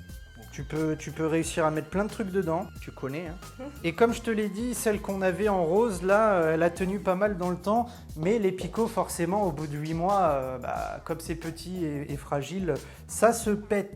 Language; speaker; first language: French; native; French